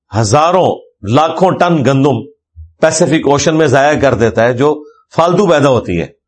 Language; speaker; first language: Urdu; non-native, local second language; Punjabi